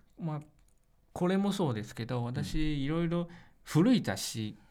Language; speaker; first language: Japanese; non-native, fluent; Chinese